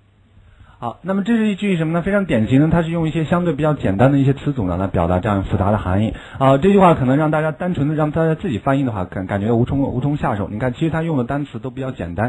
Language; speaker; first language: Chinese; native; Chinese